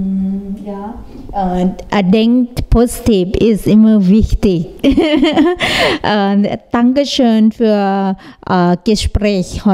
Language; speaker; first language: German; non-native, learner; Thai